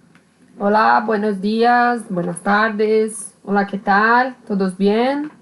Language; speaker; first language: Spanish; non-native, learner; Portuguese